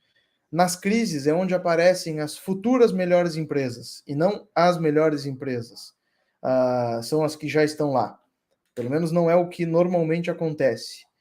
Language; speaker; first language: Portuguese; native; Portuguese